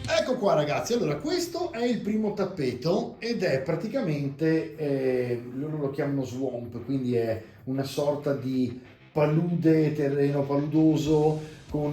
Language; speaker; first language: Italian; native; Italian